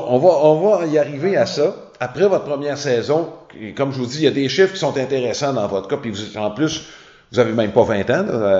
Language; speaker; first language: French; native; French